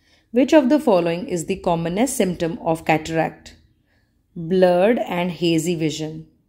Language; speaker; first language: English; non-native, local second language; Hindi